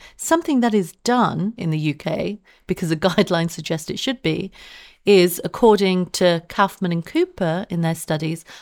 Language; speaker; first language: English; native; English